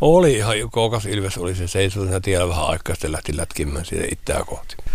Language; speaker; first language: Finnish; native; Finnish